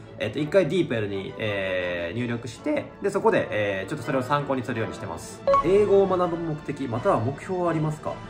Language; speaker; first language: Japanese; native; Japanese